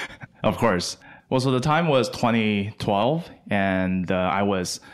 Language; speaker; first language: English; non-native, fluent; Chinese